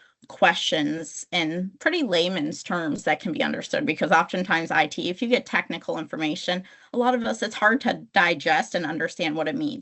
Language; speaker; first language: English; native; English